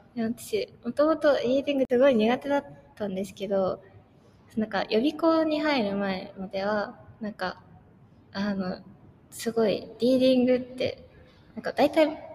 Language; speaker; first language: Japanese; native; Japanese